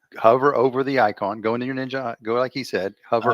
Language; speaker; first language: English; native; English